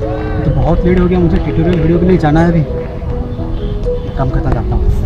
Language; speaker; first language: Hindi; non-native, local second language; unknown